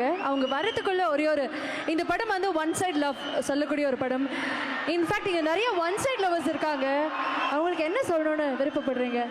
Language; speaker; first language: Tamil; native; Tamil